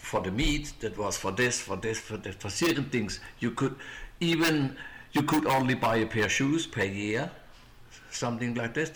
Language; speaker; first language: English; non-native, fluent; German